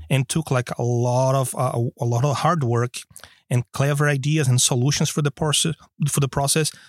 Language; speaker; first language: English; non-native, fluent; Portuguese